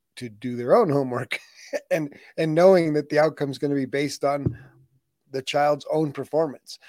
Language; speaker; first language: English; native; English